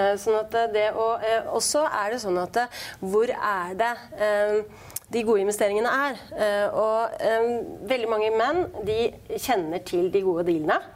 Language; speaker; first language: Norwegian; native; Norwegian